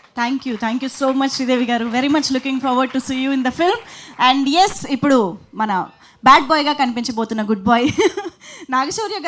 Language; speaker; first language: Telugu; native; Telugu